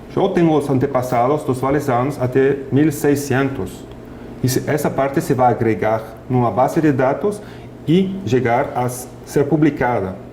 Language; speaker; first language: Portuguese; non-native, fluent; French